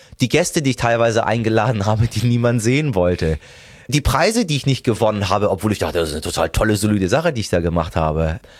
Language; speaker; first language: German; early bilingual, other home language; Persian